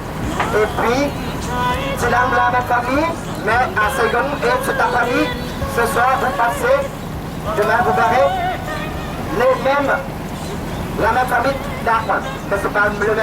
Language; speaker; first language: French; non-native, learner; Vietnamese